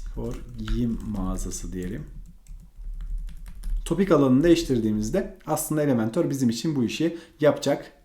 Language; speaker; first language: Turkish; native; Turkish